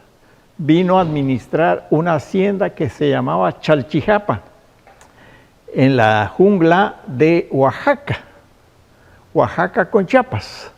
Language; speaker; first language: Spanish; native; Spanish